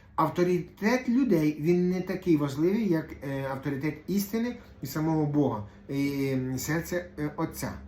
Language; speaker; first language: Ukrainian; non-native, local second language; Russian